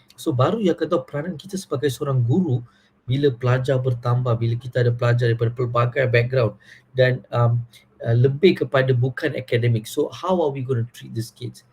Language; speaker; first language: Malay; non-native, local second language; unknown